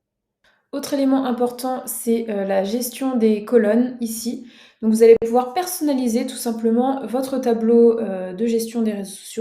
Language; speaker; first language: French; native; French